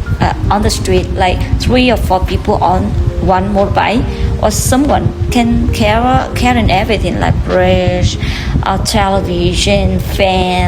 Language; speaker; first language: English; non-native, learner; Vietnamese